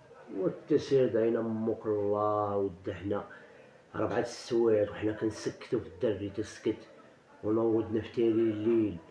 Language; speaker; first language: Arabic; native; Arabic